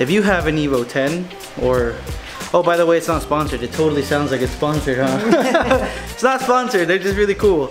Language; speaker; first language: English; early bilingual, other home language; Spanish